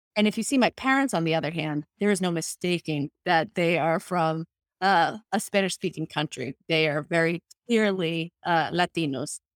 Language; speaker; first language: English; early bilingual, other home language; Spanish